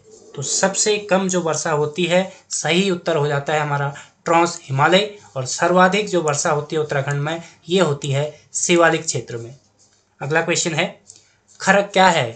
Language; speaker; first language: Hindi; native; Hindi